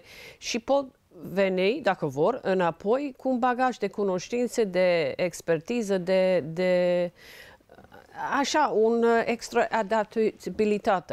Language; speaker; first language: Romanian; non-native, fluent; English